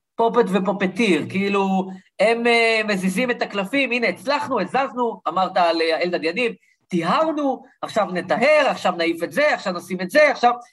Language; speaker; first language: Hebrew; early bilingual, other home language; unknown